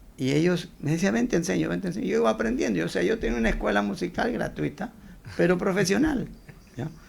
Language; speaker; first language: Spanish; native; Spanish